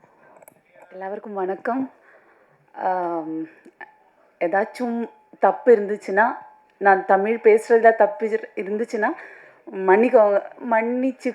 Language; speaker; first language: Tamil; non-native, fluent; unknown